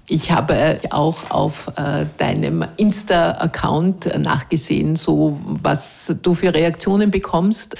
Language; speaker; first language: German; native; German